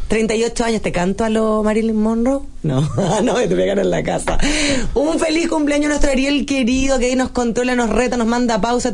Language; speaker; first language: Spanish; native; Spanish